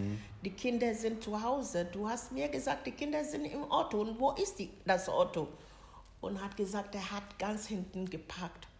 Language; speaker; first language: German; non-native, learner; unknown